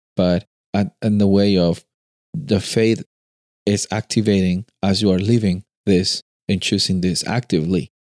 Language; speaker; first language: English; non-native, fluent; Spanish